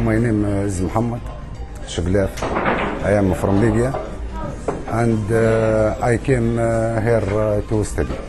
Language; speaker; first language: English; non-native, learner; Arabic